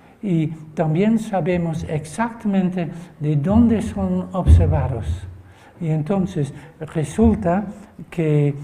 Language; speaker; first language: Spanish; non-native, fluent; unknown